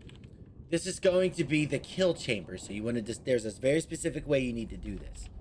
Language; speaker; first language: English; native; English